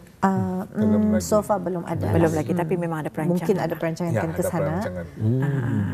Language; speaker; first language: Malay; native; Malay